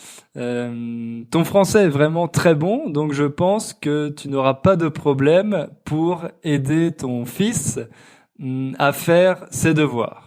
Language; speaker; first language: French; native; French